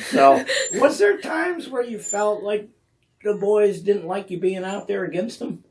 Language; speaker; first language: English; native; English